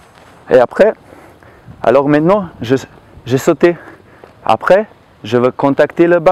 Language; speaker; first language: French; non-native, learner; Slovenian